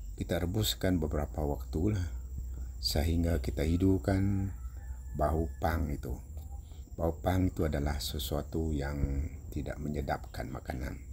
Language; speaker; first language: Malay; non-native, local second language; Iban